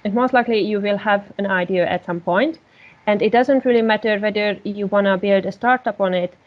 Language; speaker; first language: English; non-native, fluent; Hungarian